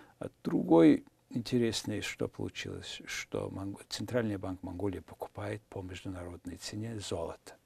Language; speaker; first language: Russian; non-native, fluent; Mongolian